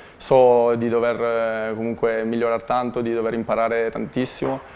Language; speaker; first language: Italian; native; Italian